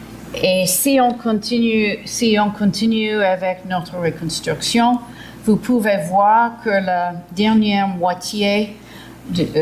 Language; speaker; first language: French; early bilingual, heritage; English